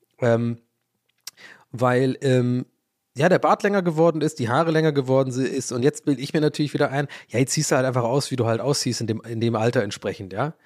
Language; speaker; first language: German; early bilingual, other home language; English